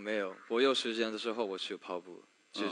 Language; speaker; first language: Chinese; non-native, learner; English